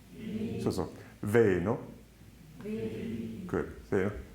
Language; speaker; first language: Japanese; non-native, fluent; English